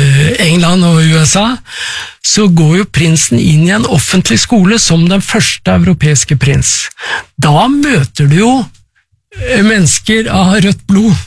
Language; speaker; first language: Norwegian; native; Norwegian